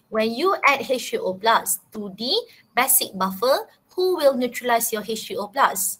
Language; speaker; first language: English; non-native, local second language; Malay